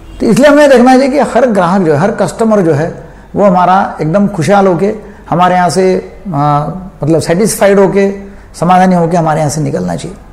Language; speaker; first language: Hindi; non-native, local second language; Marathi